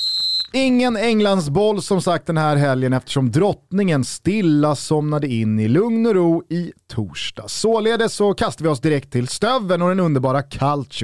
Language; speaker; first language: Swedish; native; Swedish